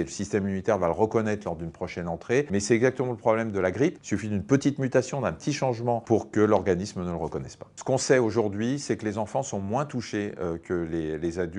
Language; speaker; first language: French; native; French